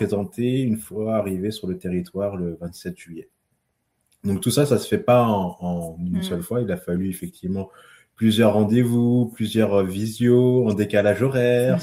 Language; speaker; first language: French; native; French